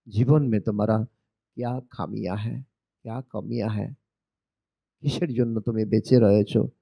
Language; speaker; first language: Hindi; non-native, local second language; Bangla